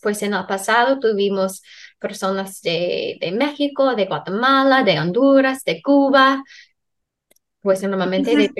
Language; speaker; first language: Spanish; non-native, fluent; English